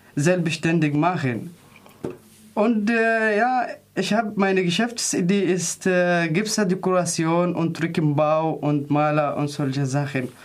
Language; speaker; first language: German; non-native, fluent; Arabic